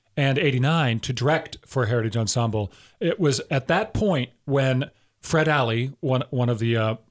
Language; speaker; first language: English; native; English